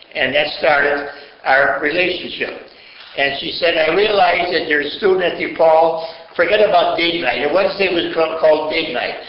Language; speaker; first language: English; native; English